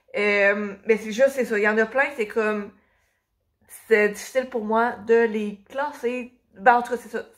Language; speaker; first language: French; native; French